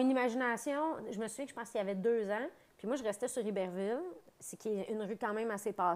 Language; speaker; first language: French; native; French